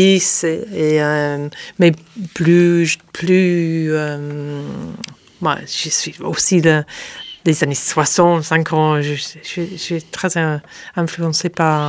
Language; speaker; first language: French; non-native, fluent; English